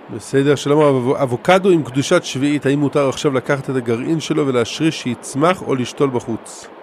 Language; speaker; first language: Hebrew; native; Hebrew